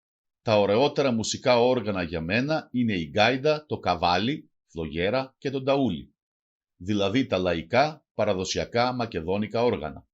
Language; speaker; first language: Greek; non-native, local second language; Macedonian